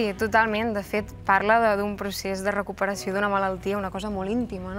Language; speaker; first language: Catalan; native; Catalan